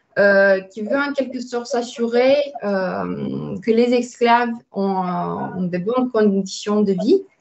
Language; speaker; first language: French; non-native, fluent; Romanian